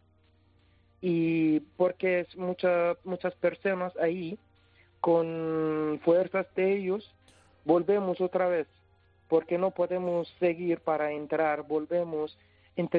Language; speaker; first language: Spanish; non-native, learner; Persian